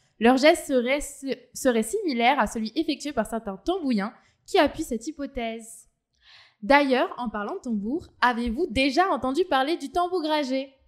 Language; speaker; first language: French; native; French